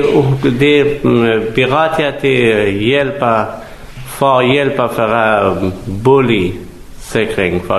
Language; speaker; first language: Danish; non-native, learner; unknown